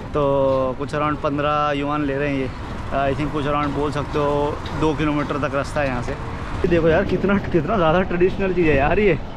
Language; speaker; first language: Hindi; native; Hindi